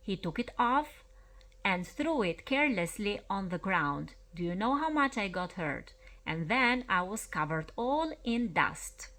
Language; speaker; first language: English; non-native, fluent; Albanian